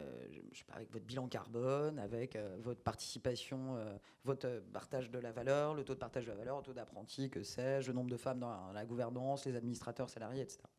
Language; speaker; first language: French; native; French